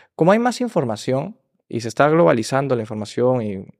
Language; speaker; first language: Spanish; early bilingual, heritage; Spanish